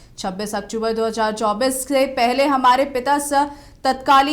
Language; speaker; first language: Hindi; native; Hindi